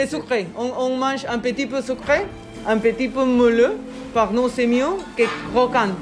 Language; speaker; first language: French; non-native, learner; Spanish